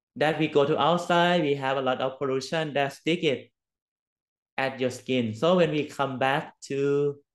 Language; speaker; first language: English; non-native, learner; Thai